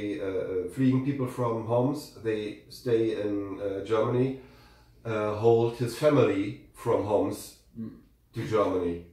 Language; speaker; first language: English; non-native, learner; German